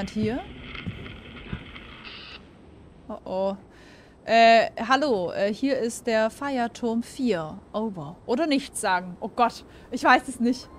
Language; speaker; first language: German; native; German